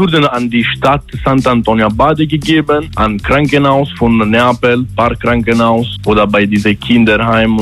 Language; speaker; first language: German; non-native, learner; Italian